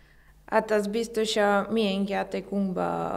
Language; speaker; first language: Hungarian; non-native, learner; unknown